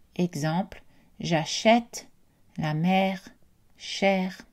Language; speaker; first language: French; native; French